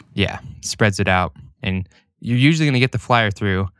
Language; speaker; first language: English; native; English